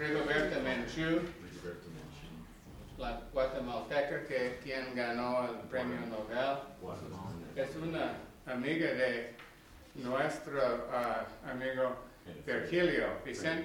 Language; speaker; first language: Spanish; non-native, learner; English